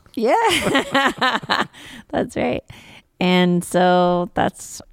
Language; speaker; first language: English; native; English